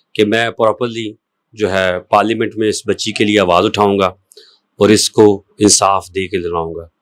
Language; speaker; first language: Urdu; non-native, local second language; Punjabi